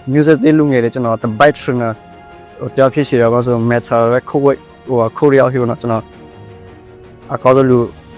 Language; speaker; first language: Burmese; non-native, local second language; S'gaw Karen